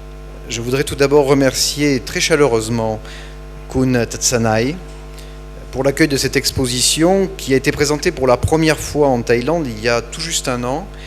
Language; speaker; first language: French; native; French